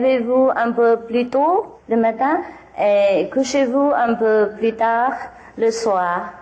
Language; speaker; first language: French; non-native, learner; Vietnamese